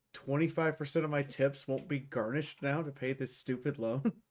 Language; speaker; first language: English; native; English